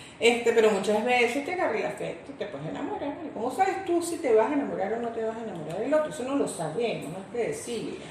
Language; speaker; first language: Spanish; native; Spanish